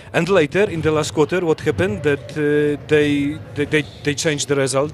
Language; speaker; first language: English; non-native, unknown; Polish